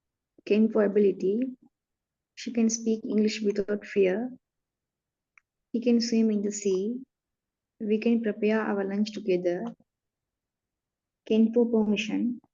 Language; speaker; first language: English; non-native, learner; Tamil